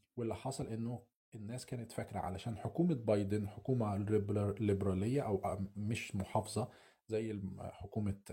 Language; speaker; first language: Arabic; native; Arabic